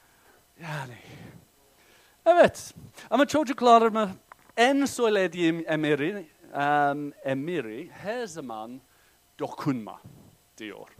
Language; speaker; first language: Turkish; non-native, fluent; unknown